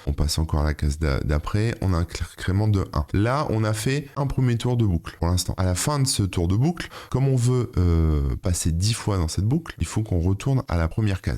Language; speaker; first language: French; native; French